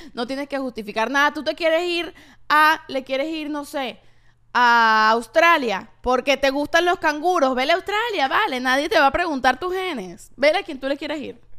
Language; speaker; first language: Spanish; native; Spanish